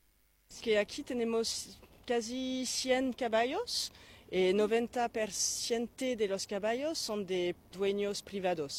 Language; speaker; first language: Spanish; non-native, fluent; French